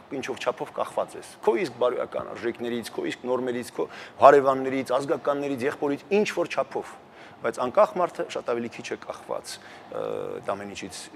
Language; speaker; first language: Armenian; early bilingual, heritage; Armenian